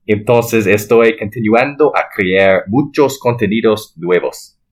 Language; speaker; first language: Spanish; non-native, learner; English